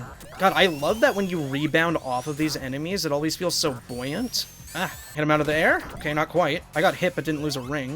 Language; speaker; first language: English; native; English